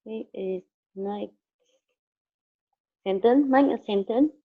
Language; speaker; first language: English; non-native, learner; Vietnamese